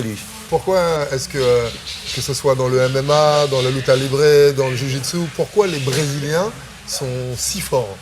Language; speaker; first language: French; native; French